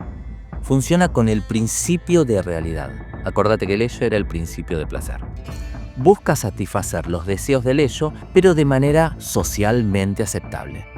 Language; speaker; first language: Spanish; native; Spanish